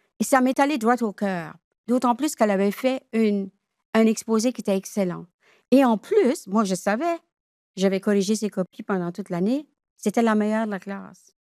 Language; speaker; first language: French; native; French